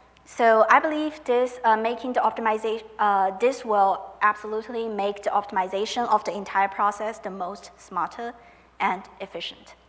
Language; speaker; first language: English; non-native, fluent; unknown